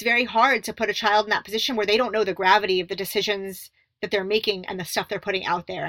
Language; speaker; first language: English; native; English